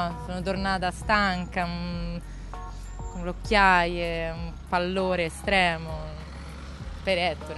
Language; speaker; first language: Italian; native; Italian